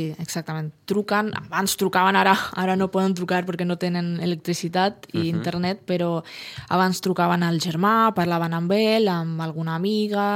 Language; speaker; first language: Catalan; non-native, fluent; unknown